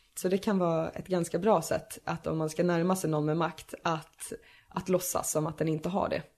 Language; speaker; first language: Swedish; native; Swedish